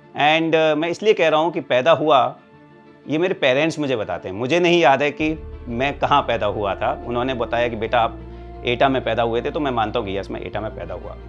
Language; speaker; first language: Hindi; native; Hindi